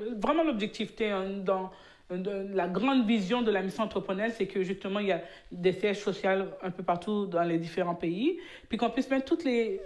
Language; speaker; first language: French; early bilingual, other home language; Haitian Creole